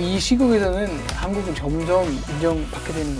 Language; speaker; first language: Korean; non-native, fluent; German